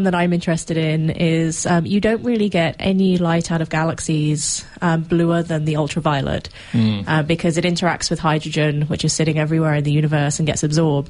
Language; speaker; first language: English; native; English